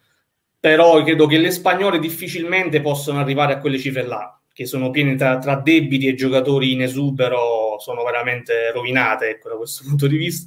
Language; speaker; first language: Italian; native; Italian